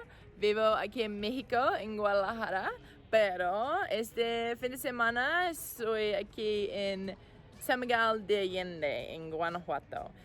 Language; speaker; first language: Spanish; non-native, learner; English